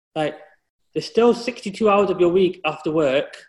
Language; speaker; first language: English; native; English